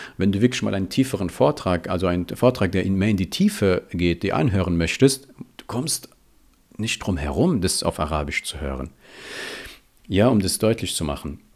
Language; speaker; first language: German; early bilingual, other home language; Riffian